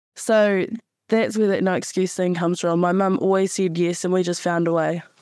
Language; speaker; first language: English; native; English